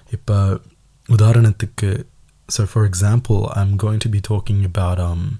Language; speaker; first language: Tamil; early bilingual, heritage; Tamil